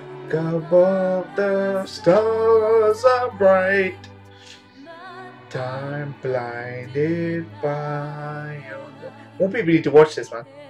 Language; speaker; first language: English; native; English